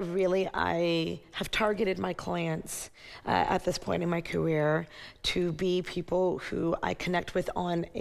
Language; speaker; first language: English; native; English